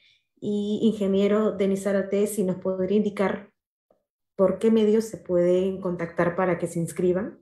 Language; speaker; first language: Spanish; native; Spanish